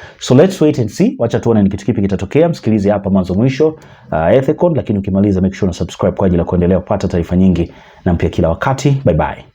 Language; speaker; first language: Swahili; native; Swahili